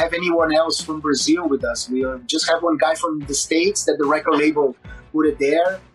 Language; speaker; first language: English; non-native, fluent; Portuguese